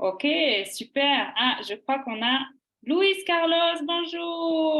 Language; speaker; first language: French; native; French